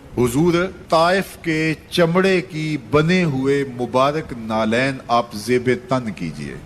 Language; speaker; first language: Urdu; non-native, local second language; Punjabi